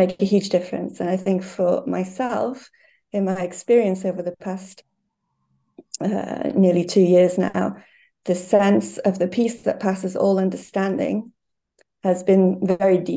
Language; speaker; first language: English; native; English